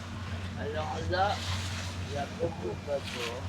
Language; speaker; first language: French; native; French